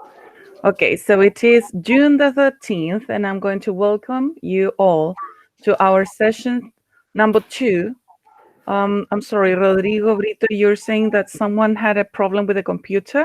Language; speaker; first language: English; non-native, fluent; Spanish